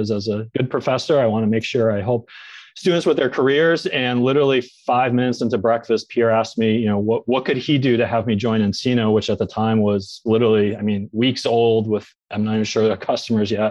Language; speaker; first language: English; native; English